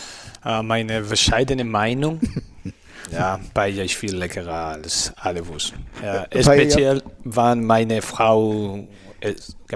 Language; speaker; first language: German; non-native, learner; Spanish